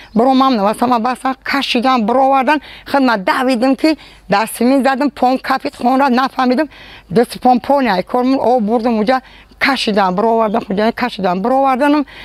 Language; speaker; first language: Tajik; native; Tajik